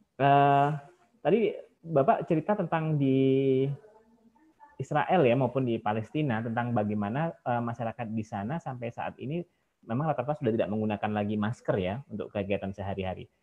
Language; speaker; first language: Indonesian; native; Indonesian